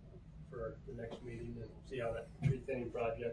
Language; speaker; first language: English; native; English